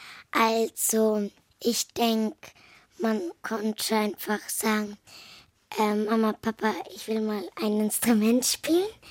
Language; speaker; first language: German; early bilingual, other home language; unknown